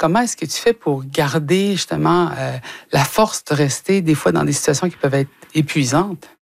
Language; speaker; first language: French; native; French